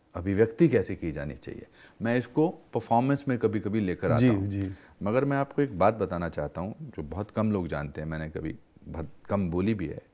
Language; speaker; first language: Hindi; native; Hindi